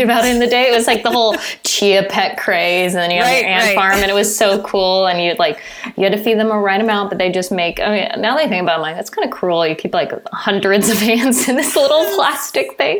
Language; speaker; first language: English; native; English